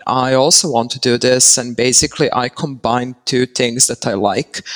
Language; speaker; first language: English; non-native, fluent; Serbian